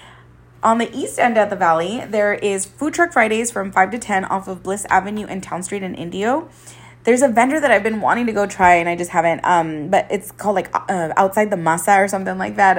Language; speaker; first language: English; native; English